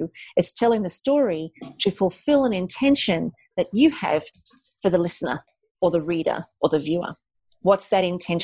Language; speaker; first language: English; native; English